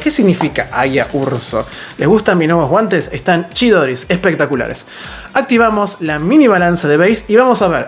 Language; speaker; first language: Spanish; native; Spanish